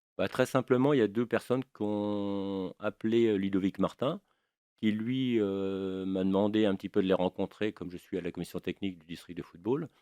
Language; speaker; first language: French; native; French